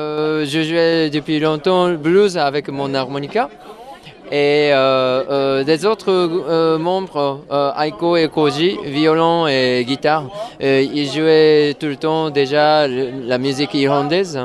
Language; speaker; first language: French; non-native, fluent; Japanese